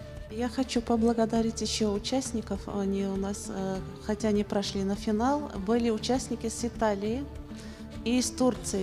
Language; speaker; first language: Russian; non-native, local second language; Bashkir